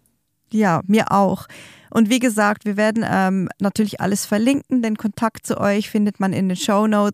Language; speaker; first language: German; native; German